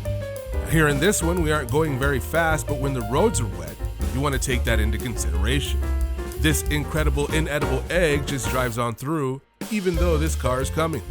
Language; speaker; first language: English; native; English